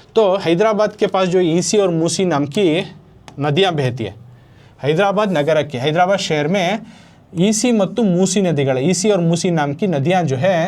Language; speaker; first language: Hindi; non-native, local second language; Kannada